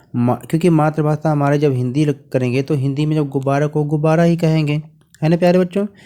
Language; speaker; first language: Hindi; native; Hindi